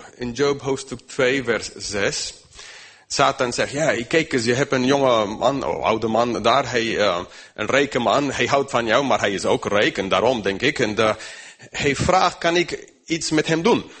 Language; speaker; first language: Dutch; non-native, fluent; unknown